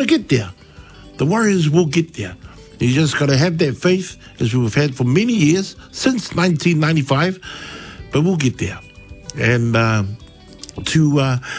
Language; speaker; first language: English; native; English